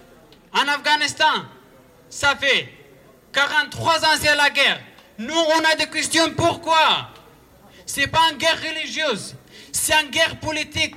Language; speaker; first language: French; non-native, learner; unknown